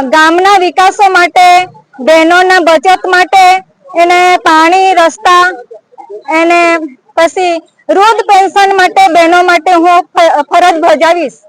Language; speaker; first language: Gujarati; non-native, local second language; Vasavi